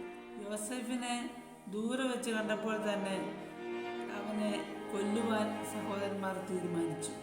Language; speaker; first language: Malayalam; native; Malayalam